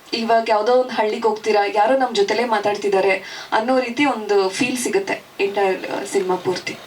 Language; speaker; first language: Kannada; native; Kannada